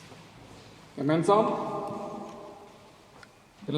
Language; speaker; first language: German; non-native, learner; Malayalam